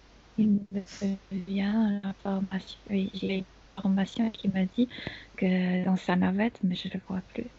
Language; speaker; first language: French; non-native, fluent; Spanish